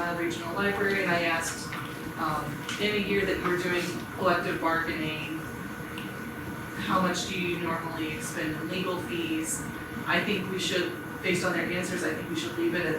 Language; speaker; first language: English; native; English